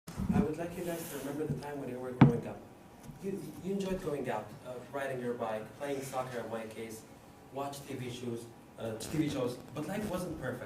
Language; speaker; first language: English; non-native, fluent; Arabic